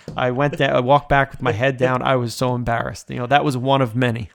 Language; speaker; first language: English; native; English